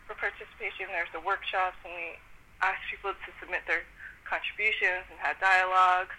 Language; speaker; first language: English; native; English